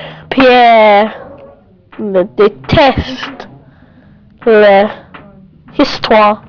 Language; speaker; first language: French; non-native, learner; English